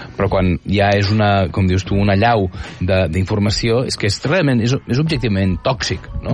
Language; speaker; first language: Catalan; native; Catalan